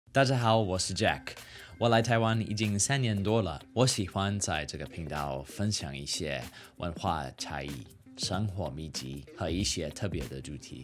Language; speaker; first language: Chinese; non-native, fluent; English